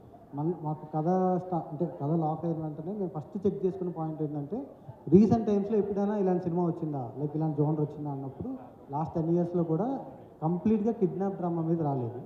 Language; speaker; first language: Telugu; native; Telugu